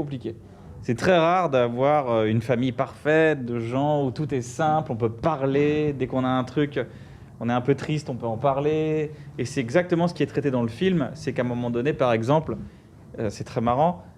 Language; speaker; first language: French; native; French